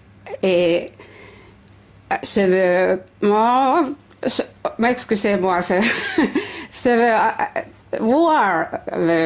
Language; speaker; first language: French; non-native, learner; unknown